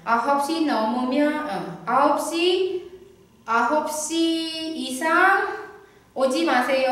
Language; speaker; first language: Korean; non-native, fluent; Indonesian